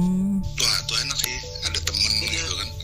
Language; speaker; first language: Indonesian; native; Indonesian